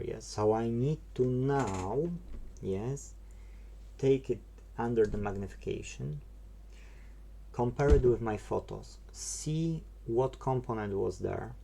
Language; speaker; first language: English; non-native, fluent; Polish